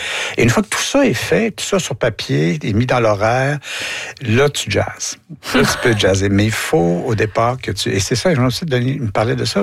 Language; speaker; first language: French; native; French